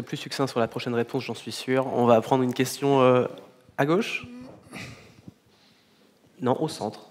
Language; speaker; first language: French; native; French